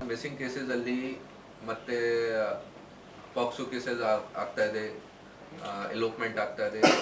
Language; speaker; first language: Kannada; non-native, learner; Hindi